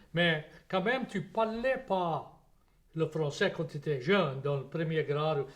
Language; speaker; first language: French; native; French